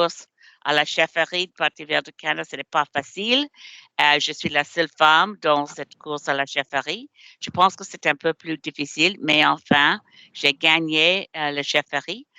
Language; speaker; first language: French; non-native, learner; English